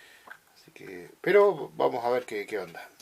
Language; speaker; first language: Spanish; native; Spanish